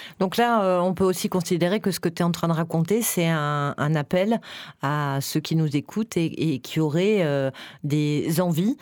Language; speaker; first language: French; native; French